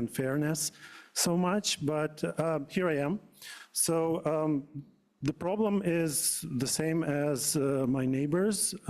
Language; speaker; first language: English; non-native, fluent; Ukrainian